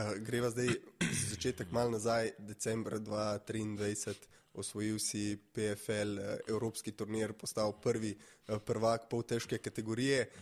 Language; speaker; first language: Slovenian; native; Slovenian